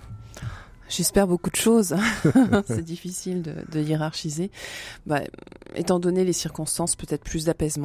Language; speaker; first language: French; native; French